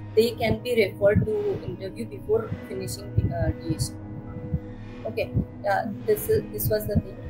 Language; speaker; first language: English; non-native, local second language; Bangla